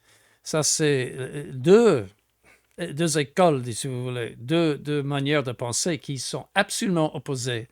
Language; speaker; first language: French; non-native, fluent; English